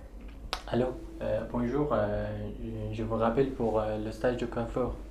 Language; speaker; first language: French; non-native, learner; Persian